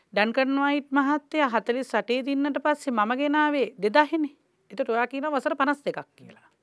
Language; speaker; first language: Sinhala; native; Sinhala